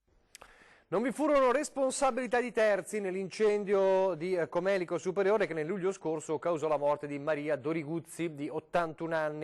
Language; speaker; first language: Italian; native; Italian